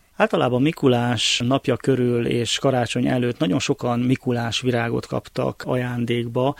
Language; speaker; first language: Hungarian; native; Hungarian